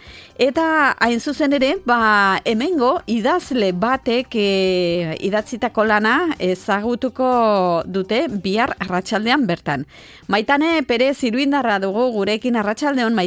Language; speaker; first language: Basque; native; Basque